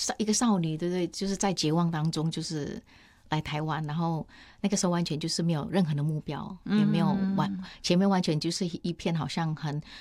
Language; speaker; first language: Chinese; non-native, fluent; Indonesian